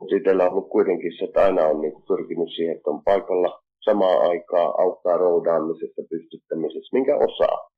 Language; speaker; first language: Finnish; native; Finnish